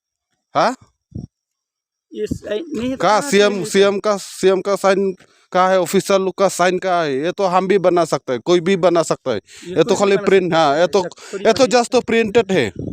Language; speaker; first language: Hindi; non-native, local second language; Khasi